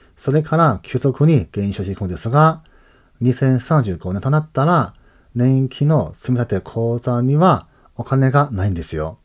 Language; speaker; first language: Japanese; non-native, fluent; Chinese